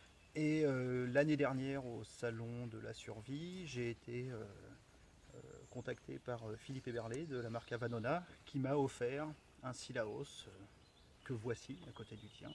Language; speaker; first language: French; native; French